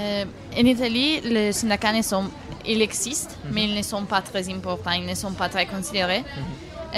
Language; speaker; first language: French; non-native, fluent; Italian